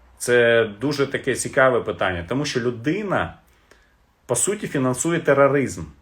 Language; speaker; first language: Ukrainian; non-native, local second language; Russian